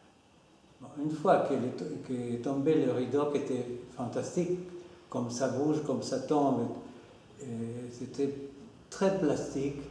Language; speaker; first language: French; non-native, fluent; Spanish